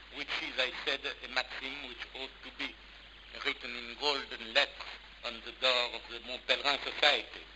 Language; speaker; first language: English; non-native, fluent; French